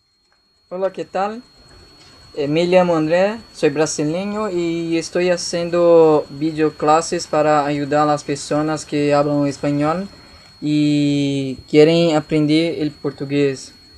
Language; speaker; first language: Spanish; non-native, learner; Portuguese